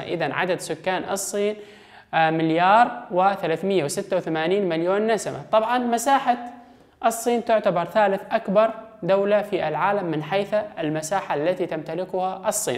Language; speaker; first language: Arabic; non-native, local second language; Kurdish